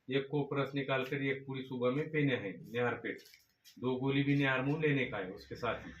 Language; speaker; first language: Hindi; non-native, local second language; Marathi